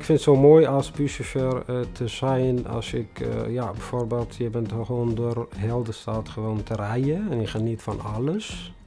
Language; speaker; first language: Dutch; non-native, fluent; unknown